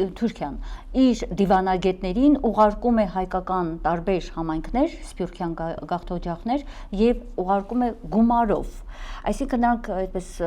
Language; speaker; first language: Armenian; native; Armenian